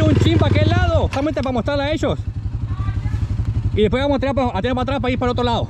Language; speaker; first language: Spanish; native; Spanish